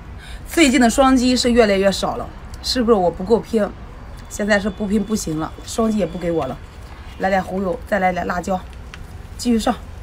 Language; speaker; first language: Chinese; native; Chinese